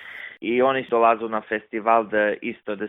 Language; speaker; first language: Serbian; early bilingual, heritage; English